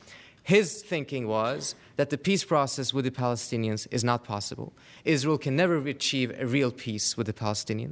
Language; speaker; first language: English; non-native, fluent; Persian